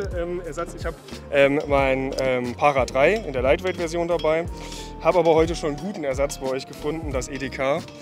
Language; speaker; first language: German; native; German